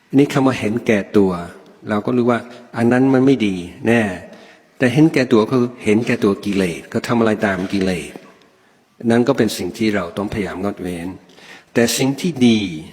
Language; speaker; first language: Thai; non-native, fluent; English